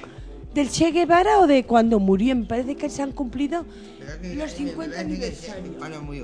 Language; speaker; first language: Spanish; native; Spanish